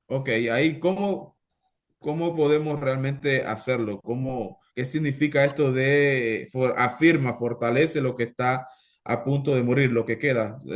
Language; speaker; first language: Spanish; native; Spanish